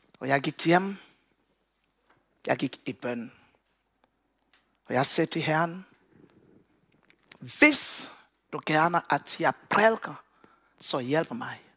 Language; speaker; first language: Danish; non-native, learner; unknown